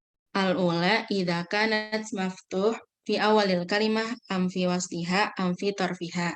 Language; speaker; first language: Arabic; non-native, learner; Indonesian